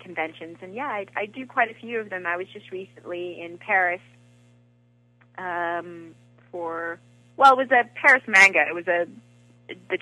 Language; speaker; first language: English; native; English